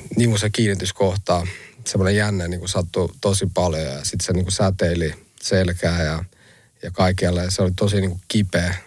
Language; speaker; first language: Finnish; early bilingual, other home language; Albanian